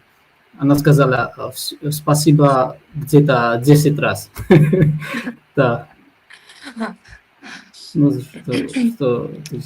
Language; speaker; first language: Russian; non-native, learner; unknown